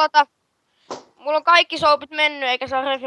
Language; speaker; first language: Finnish; native; Finnish